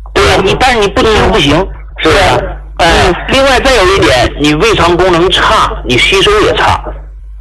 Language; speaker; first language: Chinese; native; Chinese